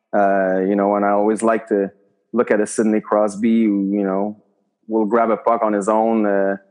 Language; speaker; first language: English; native; English